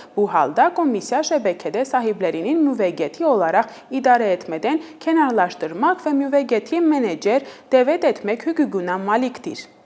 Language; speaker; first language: Azerbaijani; non-native, fluent; Armenian